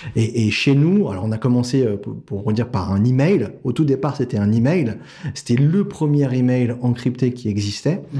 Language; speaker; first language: French; native; French